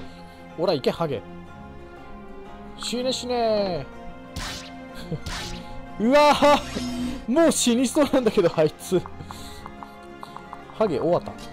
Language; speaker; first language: Japanese; native; Japanese